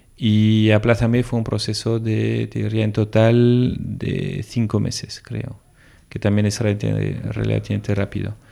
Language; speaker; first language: Spanish; non-native, fluent; French